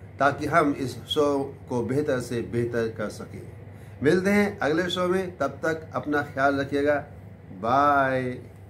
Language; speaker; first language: Hindi; native; Hindi